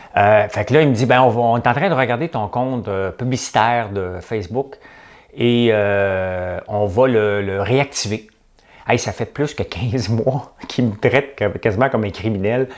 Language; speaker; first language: French; native; French